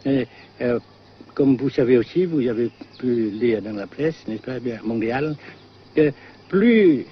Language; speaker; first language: French; non-native, fluent; Vietnamese